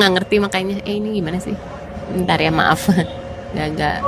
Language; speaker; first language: Indonesian; native; Indonesian